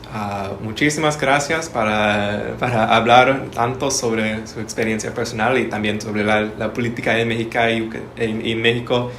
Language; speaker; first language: Spanish; non-native, learner; English